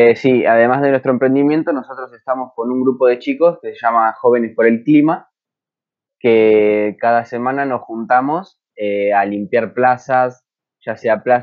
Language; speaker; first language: Spanish; native; Spanish